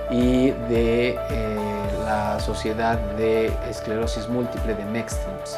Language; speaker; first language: Spanish; native; Spanish